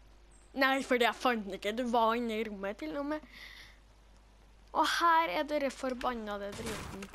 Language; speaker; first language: Norwegian; native; Norwegian